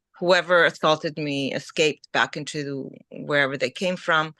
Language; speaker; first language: English; early bilingual, other home language; Ukrainian